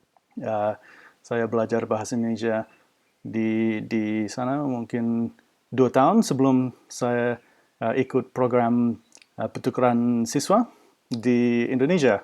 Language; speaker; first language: Indonesian; non-native, fluent; English